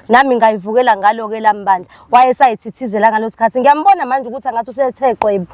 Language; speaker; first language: Zulu; native; Zulu